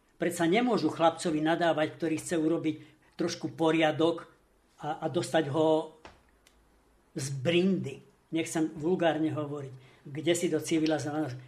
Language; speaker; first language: Slovak; native; Slovak